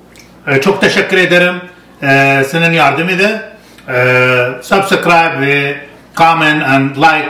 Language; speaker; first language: Turkish; non-native, learner; Arabic